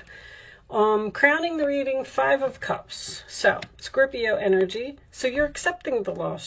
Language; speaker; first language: English; native; English